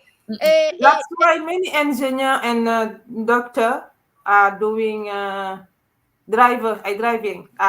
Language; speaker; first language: English; non-native, learner; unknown